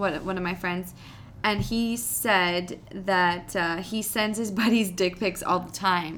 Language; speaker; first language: English; native; English